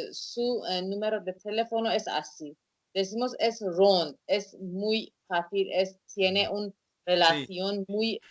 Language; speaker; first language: Spanish; non-native, fluent; Persian